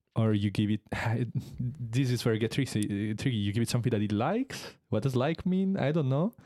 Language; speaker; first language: English; non-native, fluent; Italian